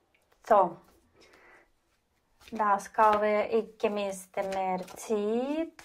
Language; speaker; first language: Norwegian; non-native, learner; Ukrainian